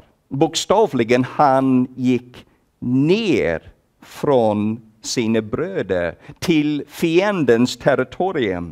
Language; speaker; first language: Swedish; non-native, fluent; English